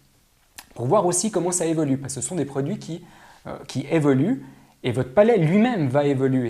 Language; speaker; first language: French; native; French